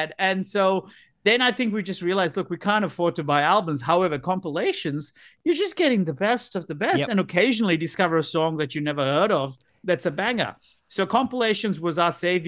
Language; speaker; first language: English; non-native, local second language; Sinhala